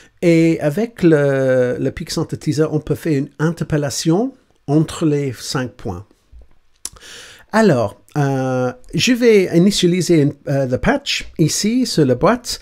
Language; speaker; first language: French; non-native, learner; English